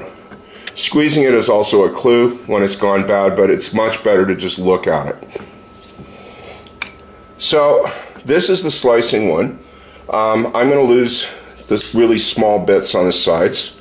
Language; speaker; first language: English; native; English